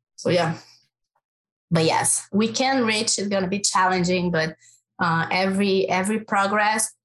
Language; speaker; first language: English; non-native, fluent; Portuguese